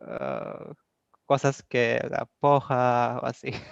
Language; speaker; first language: Spanish; non-native, learner; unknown